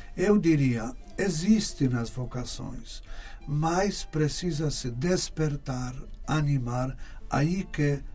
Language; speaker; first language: Portuguese; non-native, fluent; Polish